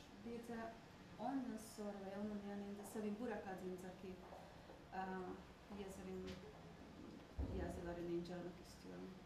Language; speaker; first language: Turkish; non-native, fluent; Hungarian